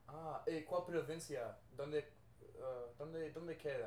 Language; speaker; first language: Spanish; non-native, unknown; English